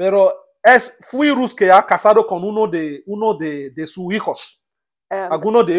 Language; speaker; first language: Spanish; non-native, learner; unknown